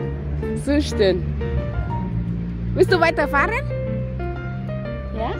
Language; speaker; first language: German; non-native, learner; Thai